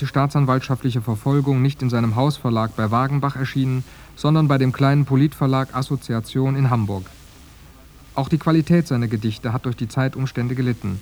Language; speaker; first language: German; native; German